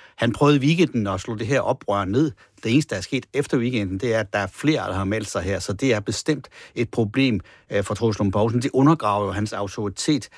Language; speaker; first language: Danish; native; Danish